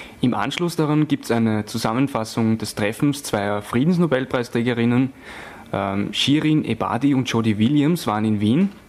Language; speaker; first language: German; native; German